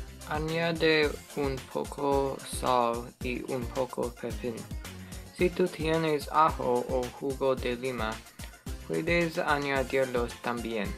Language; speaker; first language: Spanish; non-native, learner; English